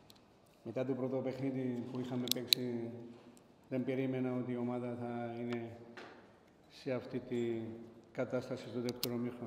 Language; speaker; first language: Greek; non-native, fluent; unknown